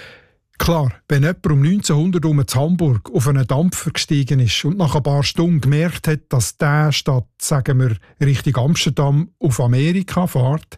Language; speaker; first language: German; native; German